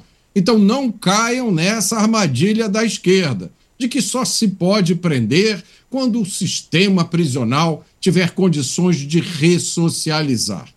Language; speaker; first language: Portuguese; native; Portuguese